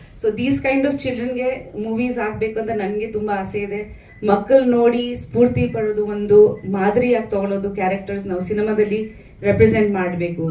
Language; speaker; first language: Kannada; non-native, fluent; Bangla